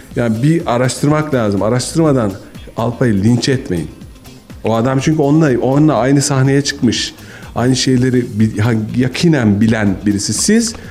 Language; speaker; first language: Turkish; native; Turkish